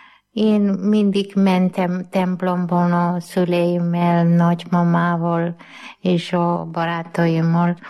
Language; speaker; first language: Hungarian; non-native, learner; Malayalam